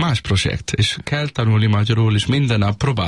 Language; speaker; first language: Hungarian; non-native, learner; Danish